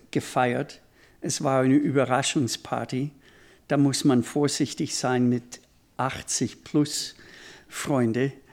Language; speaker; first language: German; non-native, fluent; English